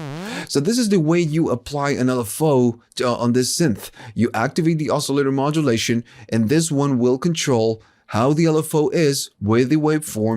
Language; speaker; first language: English; non-native, fluent; Spanish